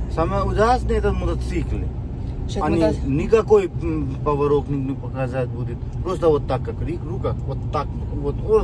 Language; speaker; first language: Russian; non-native, learner; Hindi